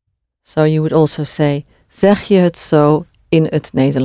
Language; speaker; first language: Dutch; non-native, fluent; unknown